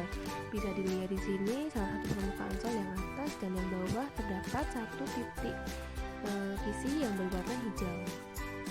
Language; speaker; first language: Indonesian; native; Indonesian